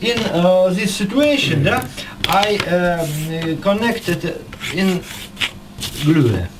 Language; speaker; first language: English; non-native, learner; Russian